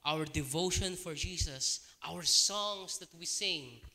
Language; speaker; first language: English; non-native, local second language; Filipino